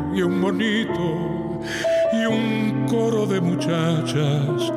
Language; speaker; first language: Spanish; native; Spanish